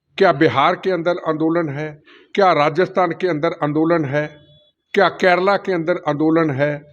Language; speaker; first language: Hindi; non-native, local second language; Punjabi